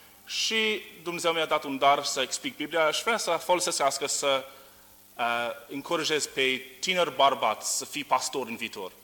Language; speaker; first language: Romanian; non-native, learner; English